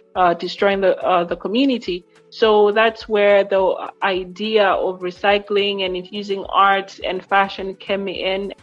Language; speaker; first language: English; non-native, local second language; Nyanja